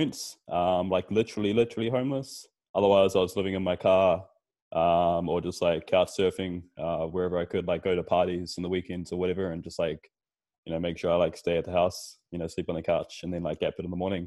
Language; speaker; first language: English; native; English